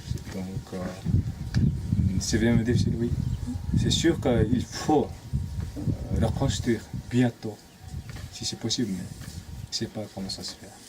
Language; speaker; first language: French; non-native, fluent; Nepali